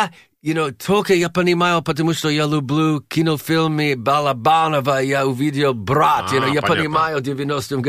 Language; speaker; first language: Russian; non-native, learner; English